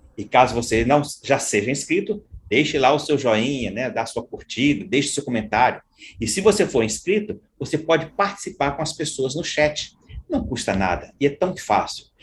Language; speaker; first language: Portuguese; native; Portuguese